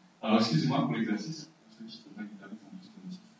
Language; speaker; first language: French; native; French